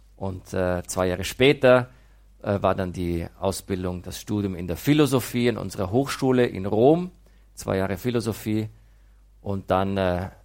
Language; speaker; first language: German; native; German